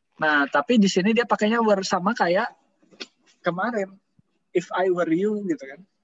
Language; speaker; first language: English; non-native, fluent; Indonesian